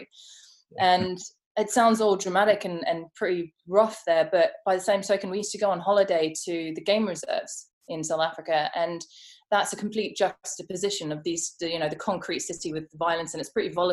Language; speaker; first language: English; native; English